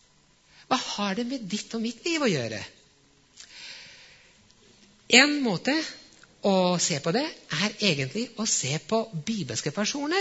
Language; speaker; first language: Norwegian; non-native, fluent; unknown